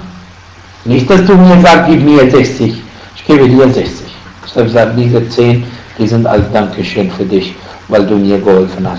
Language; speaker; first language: German; non-native, fluent; Arabic